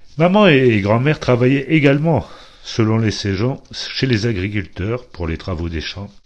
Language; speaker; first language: French; early bilingual, other home language; Polish